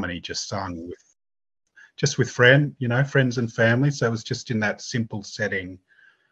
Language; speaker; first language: English; native; English